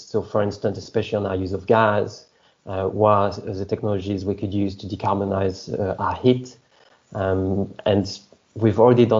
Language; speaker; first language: English; non-native, fluent; French